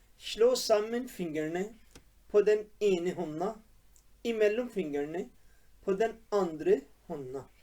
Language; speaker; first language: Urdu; non-native, local second language; Punjabi